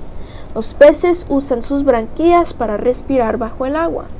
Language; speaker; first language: Spanish; early bilingual, heritage; Spanish